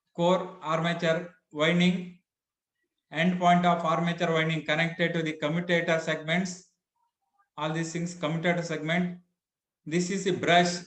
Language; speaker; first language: English; non-native, local second language; Kannada